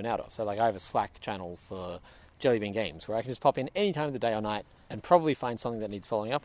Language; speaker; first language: English; native; English